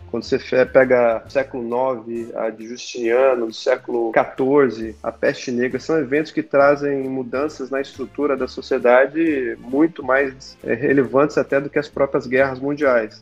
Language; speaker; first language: Portuguese; native; Portuguese